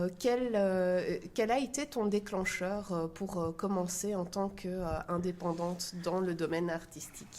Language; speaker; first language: French; native; French